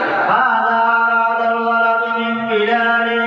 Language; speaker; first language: Arabic; non-native, fluent; Bangla